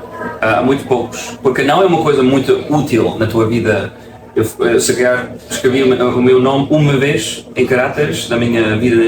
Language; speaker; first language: Portuguese; non-native, fluent; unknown